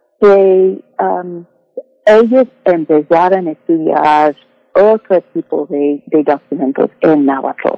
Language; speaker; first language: Spanish; non-native, fluent; English